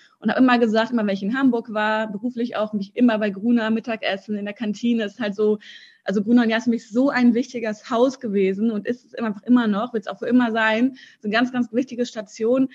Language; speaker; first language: German; early bilingual, other home language; Russian